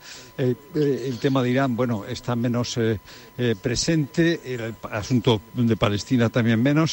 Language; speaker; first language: Spanish; native; Spanish